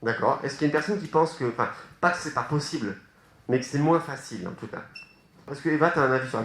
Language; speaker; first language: French; native; French